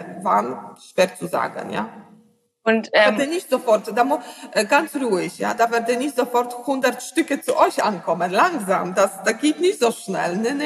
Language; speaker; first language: German; non-native, learner; Polish